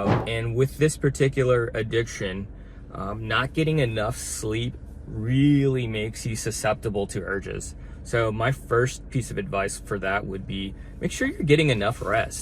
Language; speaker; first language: English; native; English